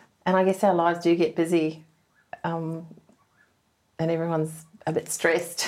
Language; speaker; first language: English; native; English